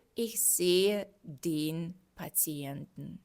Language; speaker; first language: German; non-native, fluent; Ukrainian